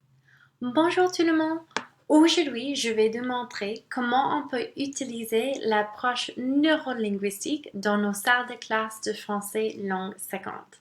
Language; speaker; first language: French; non-native, local second language; English